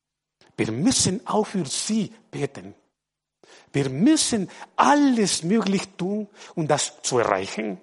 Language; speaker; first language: German; non-native, fluent; Spanish